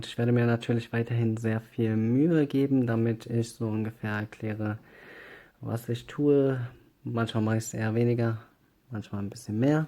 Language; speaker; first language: German; native; German